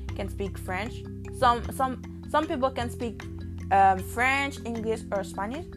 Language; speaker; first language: English; non-native, learner; Haitian Creole